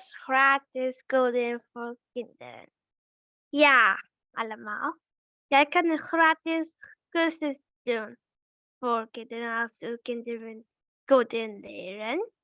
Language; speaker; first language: Dutch; early bilingual, other home language; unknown